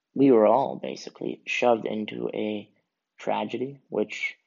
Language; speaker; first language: English; native; English